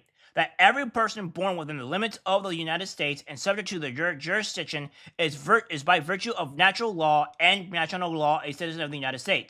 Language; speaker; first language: English; native; English